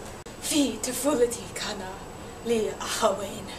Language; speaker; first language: Arabic; non-native, learner; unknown